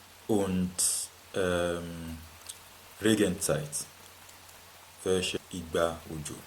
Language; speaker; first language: German; non-native, learner; Yoruba